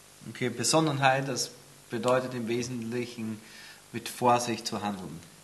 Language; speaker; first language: German; native; German